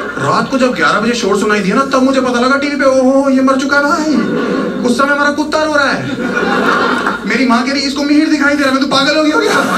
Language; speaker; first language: Hindi; native; Hindi